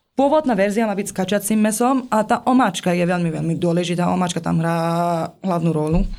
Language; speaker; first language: Slovak; non-native, fluent; Persian